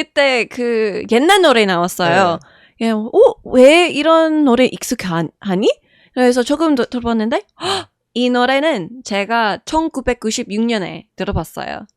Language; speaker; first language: Korean; non-native, fluent; English